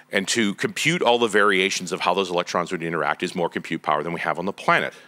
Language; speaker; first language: English; native; English